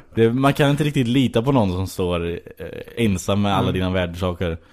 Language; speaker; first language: Swedish; native; Swedish